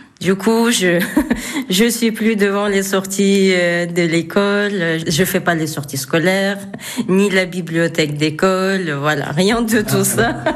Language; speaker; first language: French; non-native, fluent; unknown